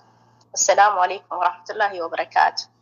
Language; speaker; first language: Arabic; non-native, fluent; Oromo